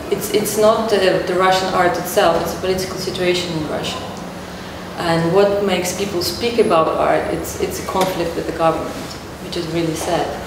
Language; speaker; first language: English; non-native, fluent; Russian